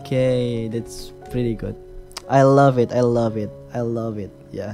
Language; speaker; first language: English; non-native, learner; Indonesian